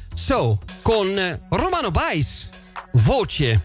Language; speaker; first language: Italian; non-native, fluent; Dutch